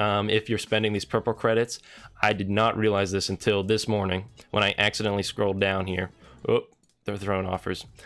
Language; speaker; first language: English; native; English